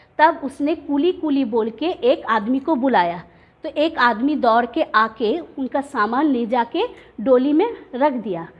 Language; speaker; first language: Hindi; non-native, local second language; Bangla